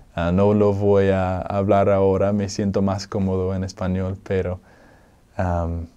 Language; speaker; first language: Spanish; non-native, fluent; English